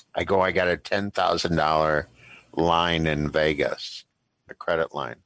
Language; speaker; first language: English; native; English